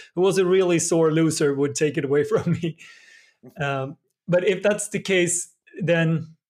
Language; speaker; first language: English; non-native, fluent; Swedish